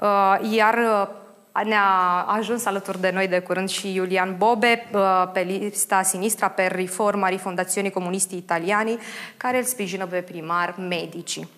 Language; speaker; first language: Romanian; native; Romanian